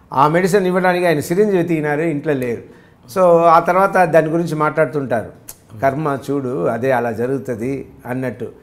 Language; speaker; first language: Telugu; native; Telugu